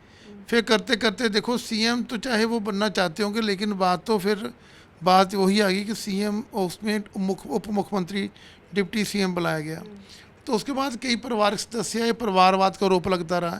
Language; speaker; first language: Hindi; non-native, local second language; Punjabi